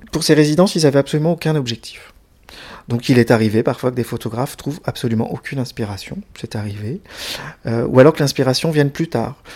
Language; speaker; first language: French; native; French